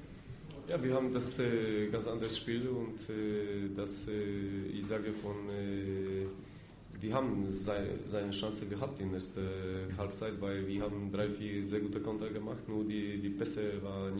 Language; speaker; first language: German; non-native, fluent; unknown